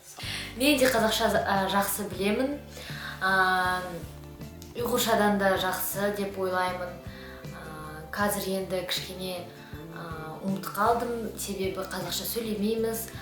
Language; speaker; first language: Kazakh; non-native, local second language; Uyghur